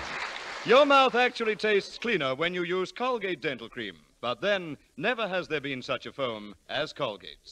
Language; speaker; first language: English; native; English